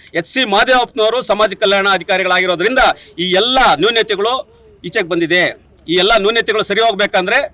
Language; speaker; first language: Kannada; native; Kannada